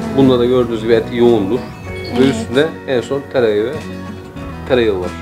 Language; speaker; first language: Turkish; native; Turkish